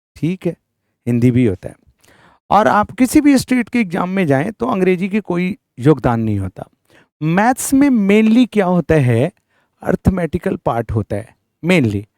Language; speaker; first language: Hindi; native; Hindi